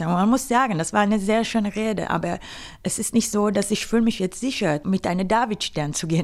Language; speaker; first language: German; non-native, fluent; Hebrew